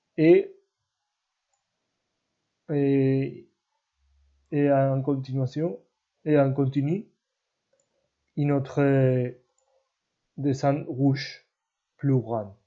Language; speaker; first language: French; non-native, learner; Spanish